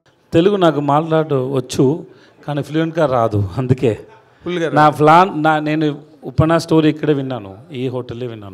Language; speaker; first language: Telugu; non-native, learner; Tamil